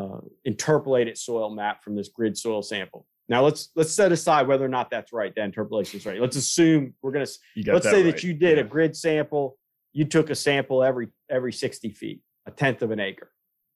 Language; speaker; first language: English; native; English